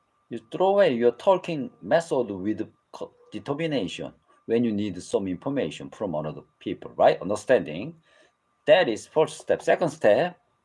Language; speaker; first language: English; non-native, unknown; Korean